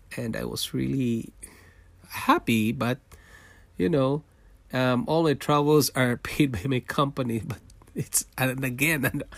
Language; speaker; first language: English; non-native, local second language; Filipino